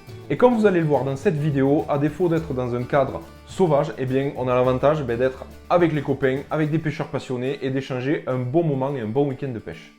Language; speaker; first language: French; native; French